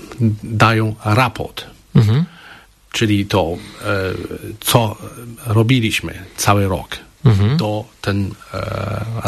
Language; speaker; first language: Polish; non-native, learner; Chinese